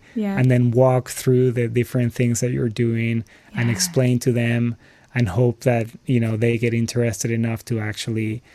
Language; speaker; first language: English; non-native, fluent; Spanish